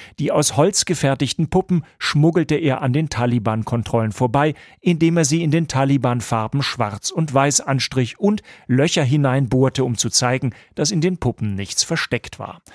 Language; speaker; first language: German; native; German